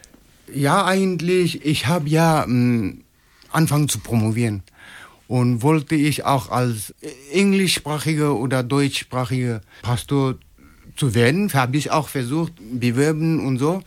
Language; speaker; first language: German; non-native, fluent; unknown